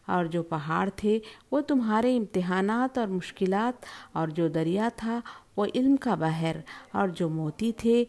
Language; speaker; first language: Urdu; native; Urdu